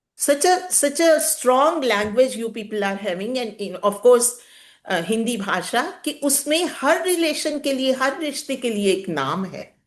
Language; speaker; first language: Hindi; native; Hindi